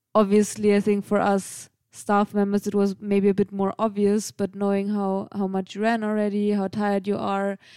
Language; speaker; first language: English; non-native, fluent; German